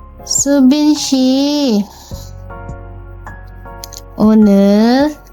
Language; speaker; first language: Korean; non-native, learner; Indonesian